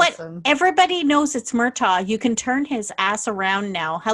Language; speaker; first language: English; native; English